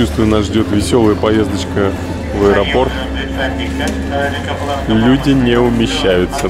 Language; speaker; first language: Russian; native; Russian